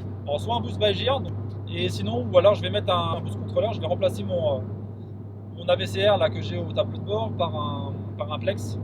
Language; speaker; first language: French; native; French